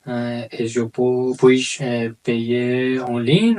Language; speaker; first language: French; non-native, learner; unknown